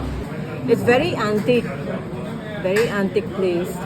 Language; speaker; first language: English; non-native, local second language; Filipino